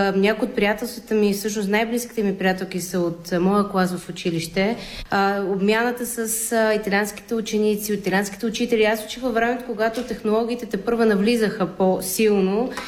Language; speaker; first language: Bulgarian; early bilingual, other home language; Armenian